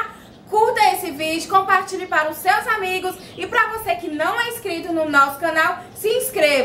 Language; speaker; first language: Portuguese; native; Portuguese